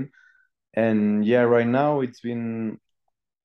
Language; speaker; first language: English; non-native, fluent; Spanish